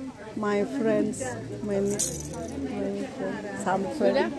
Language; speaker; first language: English; non-native, learner; Javanese